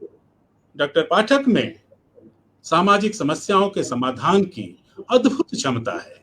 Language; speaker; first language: Hindi; native; Hindi